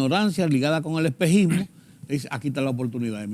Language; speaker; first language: Spanish; native; Spanish